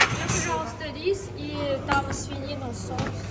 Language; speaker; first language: Russian; non-native, learner; Mongolian